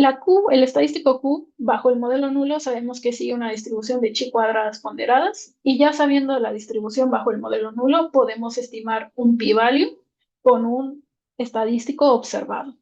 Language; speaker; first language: Spanish; native; Spanish